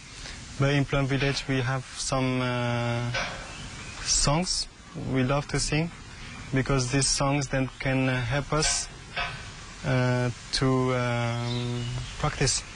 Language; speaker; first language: English; non-native, fluent; French